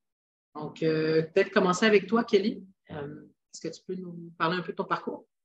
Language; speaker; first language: French; native; French